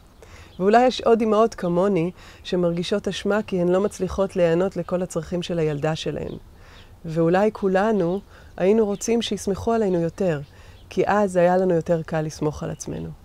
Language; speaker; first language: Hebrew; native; Hebrew